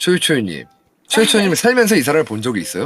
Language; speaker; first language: Korean; native; Korean